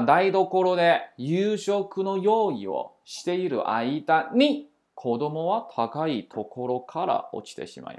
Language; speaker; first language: Japanese; non-native, fluent; Chinese